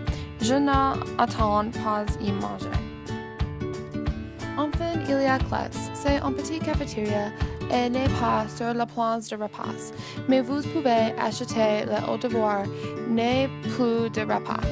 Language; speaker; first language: French; non-native, learner; English